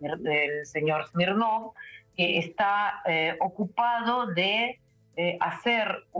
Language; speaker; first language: Spanish; non-native, fluent; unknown